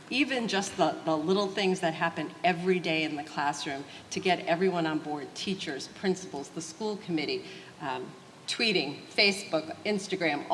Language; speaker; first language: English; early bilingual, other home language; Portuguese